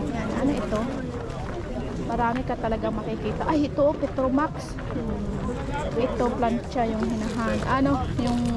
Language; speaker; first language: Filipino; native; Filipino